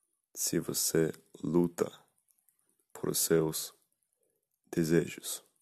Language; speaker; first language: Portuguese; non-native, learner; Spanish